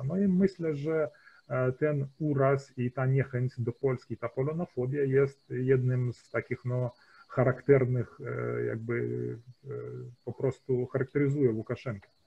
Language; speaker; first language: Polish; early bilingual, heritage; Polish